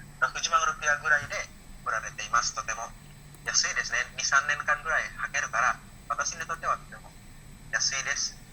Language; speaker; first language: Japanese; non-native, learner; Indonesian